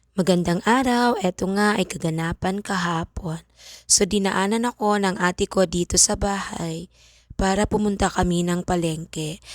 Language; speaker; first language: Filipino; non-native, local second language; Bikol